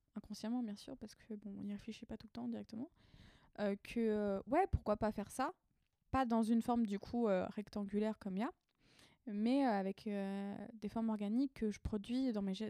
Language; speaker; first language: French; native; French